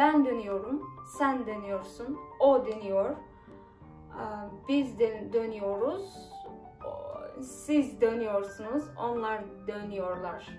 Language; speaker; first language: Turkish; non-native, fluent; Kazakh